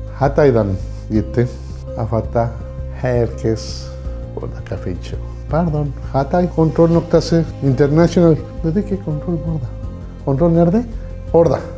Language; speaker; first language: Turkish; non-native, learner; Spanish